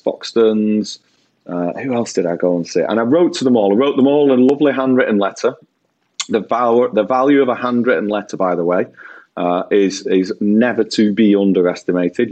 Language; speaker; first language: English; native; English